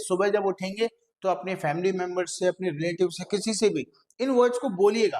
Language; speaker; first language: Hindi; native; Hindi